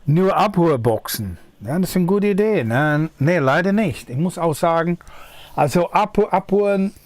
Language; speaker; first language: German; non-native, fluent; English